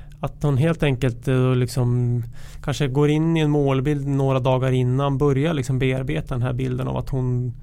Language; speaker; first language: Swedish; native; Swedish